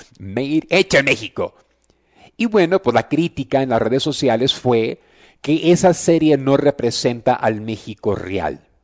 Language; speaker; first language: Spanish; early bilingual, heritage; Spanish